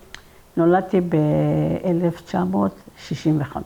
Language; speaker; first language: Hebrew; non-native, fluent; Persian